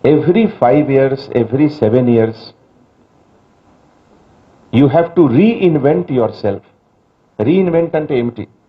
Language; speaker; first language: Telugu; non-native, fluent; Hindi